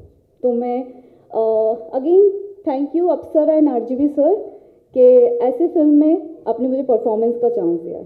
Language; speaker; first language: Hindi; non-native, local second language; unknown